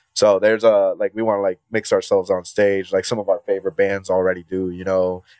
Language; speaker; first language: English; non-native, fluent; Spanish